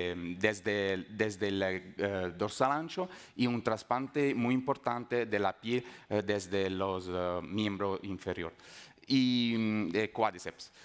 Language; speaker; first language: Spanish; non-native, fluent; Italian